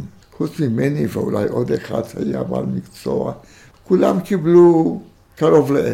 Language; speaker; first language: Hebrew; non-native, fluent; Romanian